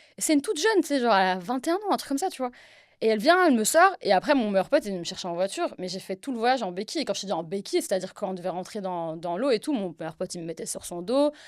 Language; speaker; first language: French; early bilingual, other home language; Arabic